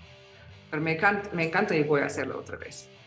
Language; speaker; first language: Spanish; non-native, fluent; English